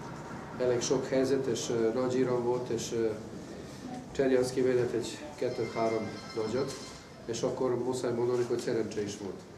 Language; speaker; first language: Hungarian; non-native, fluent; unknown